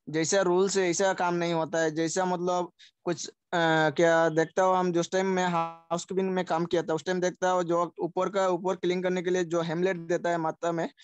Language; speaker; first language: Hindi; non-native, local second language; Sylheti